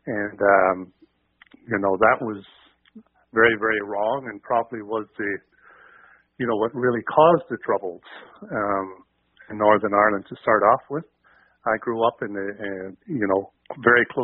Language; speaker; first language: English; native; English